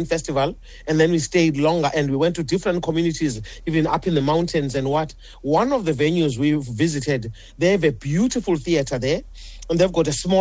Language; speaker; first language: English; non-native, local second language; Zulu